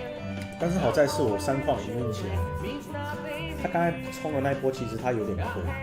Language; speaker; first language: Chinese; native; Chinese